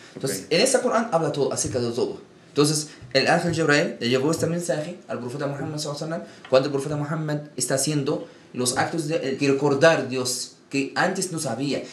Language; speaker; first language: Spanish; non-native, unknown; Arabic